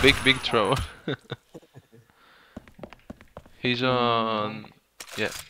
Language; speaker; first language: English; non-native, learner; Spanish